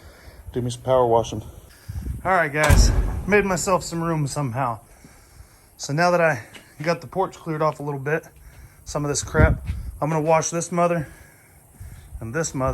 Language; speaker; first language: English; native; English